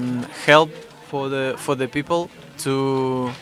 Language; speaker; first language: English; non-native, fluent; Russian